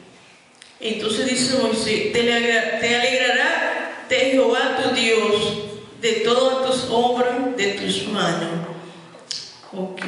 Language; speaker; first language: Spanish; native; Spanish